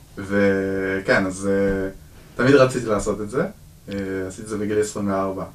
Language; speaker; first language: Hebrew; non-native, fluent; English